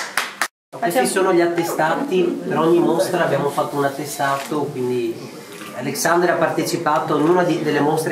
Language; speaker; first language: Italian; native; Italian